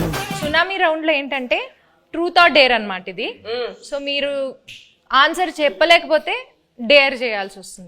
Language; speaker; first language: Telugu; native; Telugu